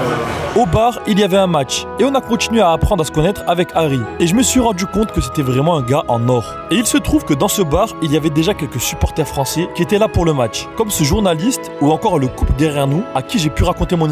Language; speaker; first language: French; native; French